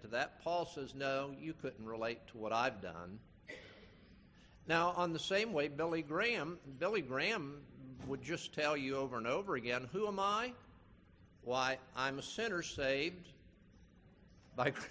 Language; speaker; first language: English; native; English